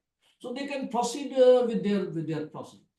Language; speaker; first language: English; non-native, local second language; Hindi